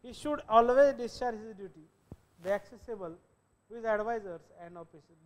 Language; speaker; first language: English; non-native, local second language; Marathi